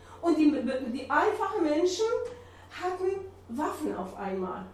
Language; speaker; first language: German; non-native, learner; Persian